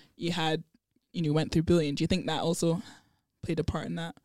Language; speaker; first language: English; non-native, local second language; Akan